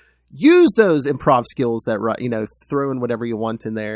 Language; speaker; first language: English; native; English